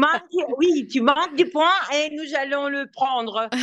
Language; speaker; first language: French; non-native, learner; Greek